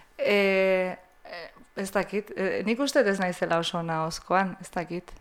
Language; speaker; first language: Basque; native; Basque